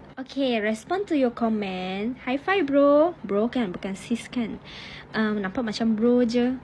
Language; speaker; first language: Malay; non-native, local second language; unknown